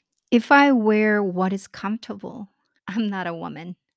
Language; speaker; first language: English; non-native, fluent; Korean